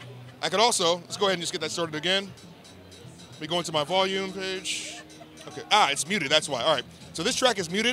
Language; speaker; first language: English; native; English